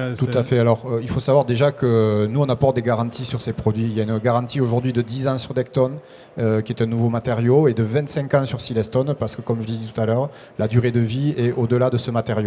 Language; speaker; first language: French; native; French